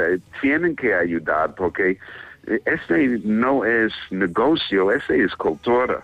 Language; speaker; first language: Spanish; non-native, fluent; English